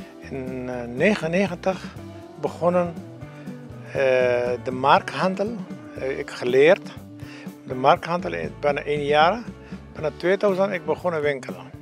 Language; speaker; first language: Dutch; non-native, learner; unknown